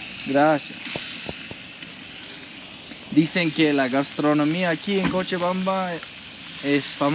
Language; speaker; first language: Spanish; non-native, learner; English